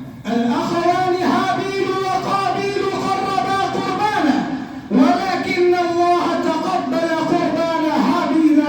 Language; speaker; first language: Arabic; non-native, learner; Urdu